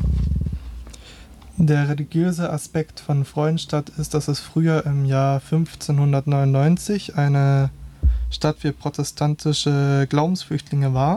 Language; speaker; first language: German; native; German